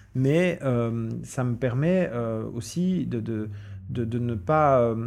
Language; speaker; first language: French; non-native, fluent; English